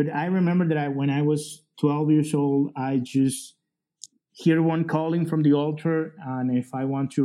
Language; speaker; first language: English; non-native, fluent; Spanish